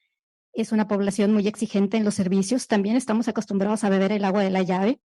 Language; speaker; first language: Spanish; native; Spanish